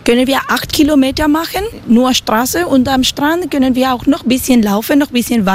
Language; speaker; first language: German; non-native, learner; Spanish